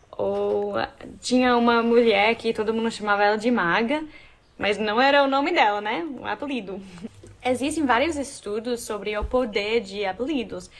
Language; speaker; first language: Portuguese; non-native, fluent; English